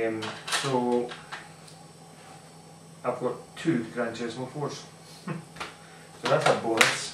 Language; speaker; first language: English; native; English